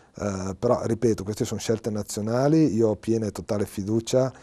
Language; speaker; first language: Italian; native; Italian